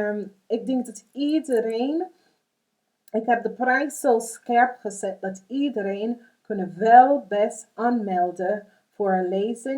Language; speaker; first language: Dutch; non-native, fluent; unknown